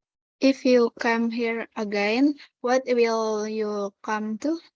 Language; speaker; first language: English; non-native, learner; Indonesian